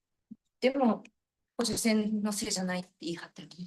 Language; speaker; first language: Japanese; native; Japanese